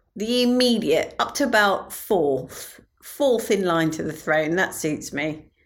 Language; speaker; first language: English; native; English